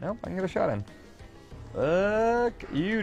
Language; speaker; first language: English; native; English